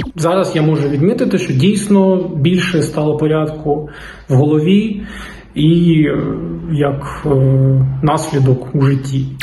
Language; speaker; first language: Ukrainian; non-native, local second language; Russian